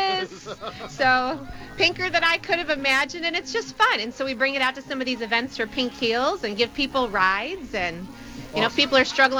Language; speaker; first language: English; native; English